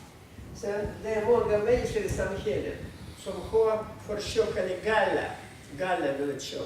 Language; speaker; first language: Swedish; non-native, fluent; Russian